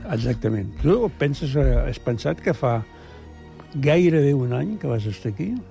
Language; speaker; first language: Catalan; native; Catalan